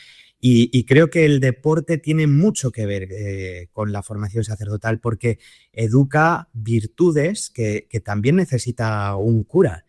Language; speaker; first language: Spanish; native; Spanish